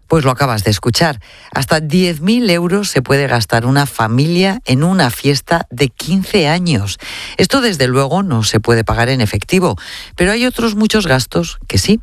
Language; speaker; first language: Spanish; native; Spanish